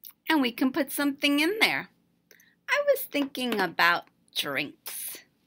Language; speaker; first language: English; native; English